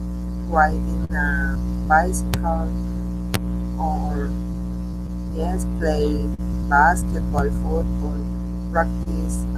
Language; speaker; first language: English; non-native, learner; Spanish